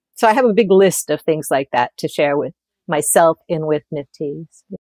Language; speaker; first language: English; native; English